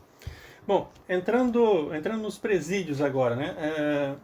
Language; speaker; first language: Portuguese; native; Portuguese